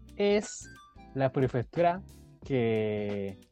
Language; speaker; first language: Spanish; non-native, fluent; Japanese